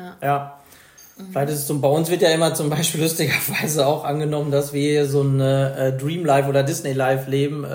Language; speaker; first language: German; native; German